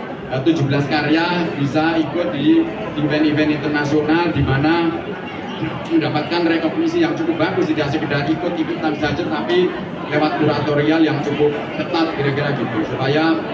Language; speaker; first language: Indonesian; native; Indonesian